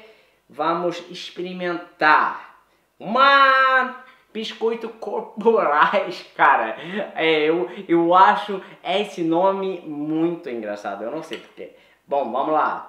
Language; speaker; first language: Portuguese; non-native, fluent; Swedish